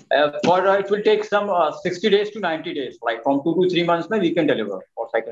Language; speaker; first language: Telugu; non-native, local second language; Hindi